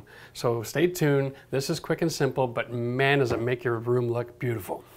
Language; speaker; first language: English; native; English